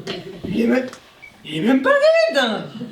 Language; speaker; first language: French; native; French